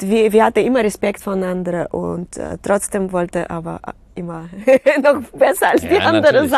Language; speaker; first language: German; non-native, fluent; Russian